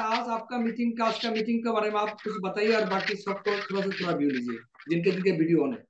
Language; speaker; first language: Hindi; non-native, local second language; Bangla